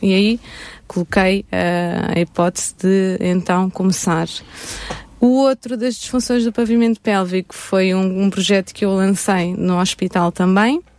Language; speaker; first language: Portuguese; native; Portuguese